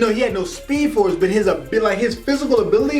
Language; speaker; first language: English; native; English